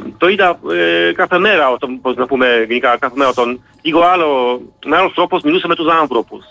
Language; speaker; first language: Greek; non-native, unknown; Polish